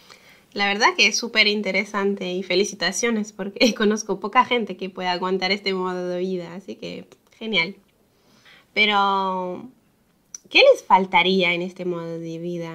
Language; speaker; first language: Spanish; non-native, fluent; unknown